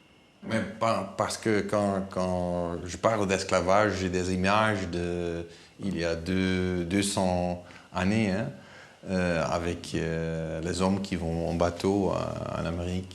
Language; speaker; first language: French; non-native, learner; Dutch